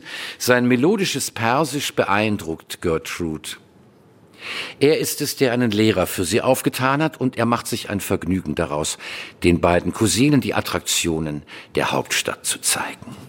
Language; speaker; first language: German; native; German